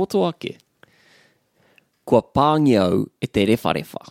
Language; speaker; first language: Māori; non-native, learner; English